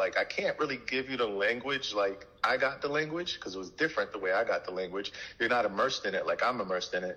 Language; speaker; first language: English; early bilingual, other home language; Haitian Creole